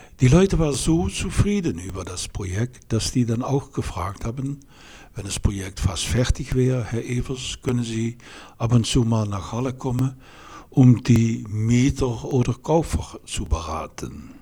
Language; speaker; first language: German; non-native, fluent; Dutch